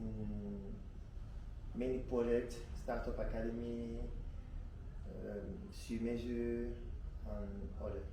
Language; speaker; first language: English; non-native, learner; French